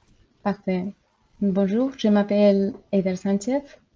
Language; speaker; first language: French; non-native, learner; Spanish